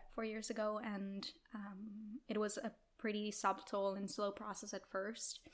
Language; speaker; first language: English; non-native, fluent; Italian